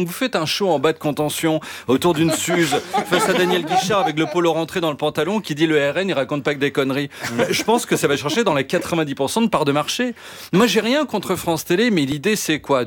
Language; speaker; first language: French; native; French